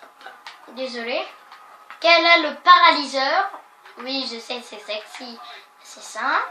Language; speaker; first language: French; native; French